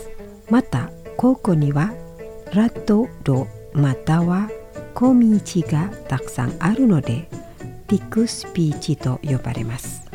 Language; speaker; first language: Japanese; non-native, fluent; Indonesian